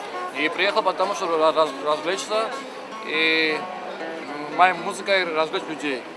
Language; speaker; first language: Russian; non-native, learner; Georgian